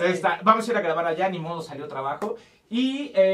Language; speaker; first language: Spanish; native; Spanish